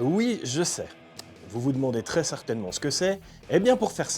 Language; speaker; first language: French; native; French